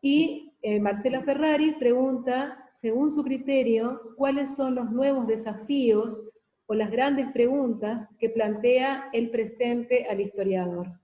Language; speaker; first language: Spanish; native; Spanish